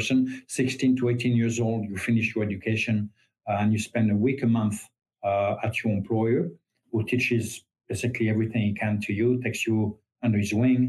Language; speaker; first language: English; non-native, fluent; French